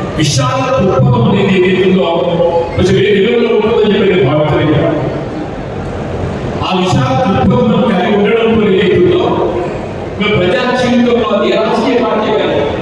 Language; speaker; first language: Telugu; native; Telugu